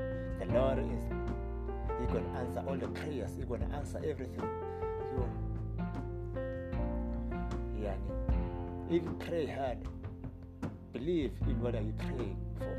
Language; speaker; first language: English; non-native, local second language; Tswana